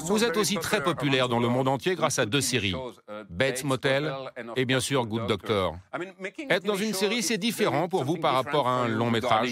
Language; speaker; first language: French; native; French